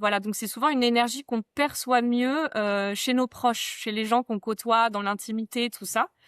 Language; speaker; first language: French; native; French